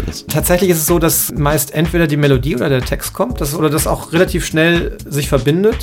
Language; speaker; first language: German; native; German